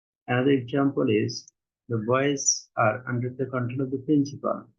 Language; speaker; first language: English; non-native, local second language; Bangla